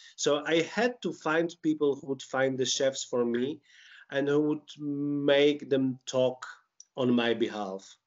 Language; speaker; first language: English; non-native, fluent; Polish